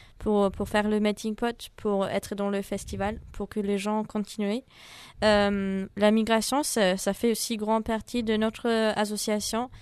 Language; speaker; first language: French; non-native, fluent; German